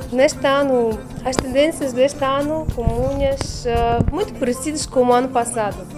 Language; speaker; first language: Portuguese; non-native, learner; Russian